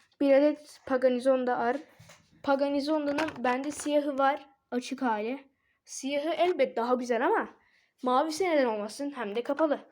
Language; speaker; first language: Turkish; native; Turkish